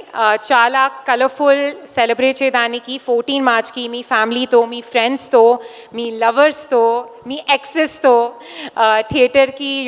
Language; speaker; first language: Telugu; non-native, learner; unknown